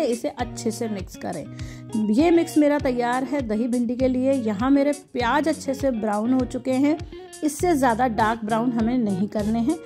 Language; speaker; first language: Hindi; native; Hindi